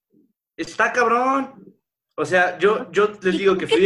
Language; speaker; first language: Spanish; native; Spanish